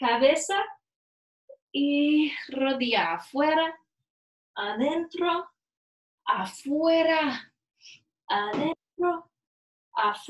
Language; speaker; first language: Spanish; non-native, learner; English